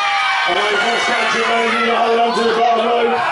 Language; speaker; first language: English; native; English